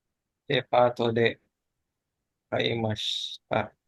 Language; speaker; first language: Japanese; non-native, learner; Indonesian